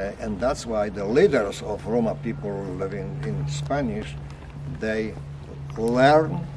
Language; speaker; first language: English; non-native, learner; Polish